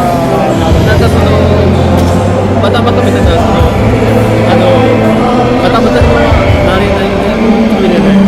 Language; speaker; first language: Japanese; non-native, fluent; Khmer